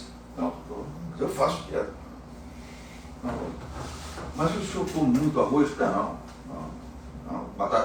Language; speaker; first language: Portuguese; native; Portuguese